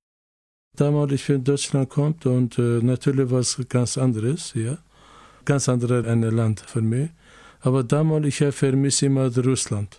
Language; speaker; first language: German; non-native, learner; Azerbaijani